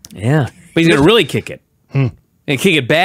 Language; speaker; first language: English; native; English